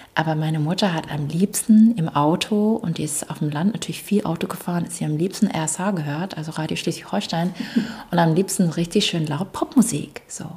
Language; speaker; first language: German; early bilingual, other home language; English